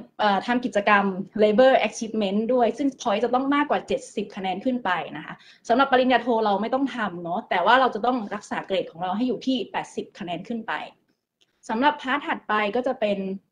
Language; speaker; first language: Thai; native; Thai